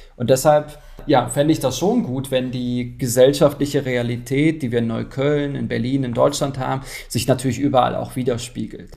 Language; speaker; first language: German; early bilingual, other home language; Turkish